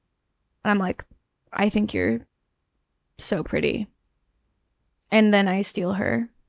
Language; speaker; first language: English; native; English